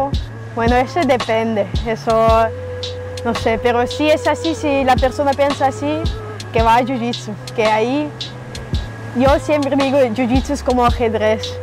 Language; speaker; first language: Spanish; non-native, learner; German